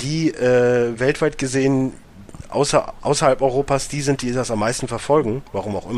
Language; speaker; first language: German; native; German